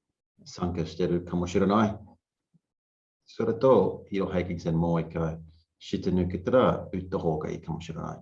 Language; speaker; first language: Japanese; non-native, learner; English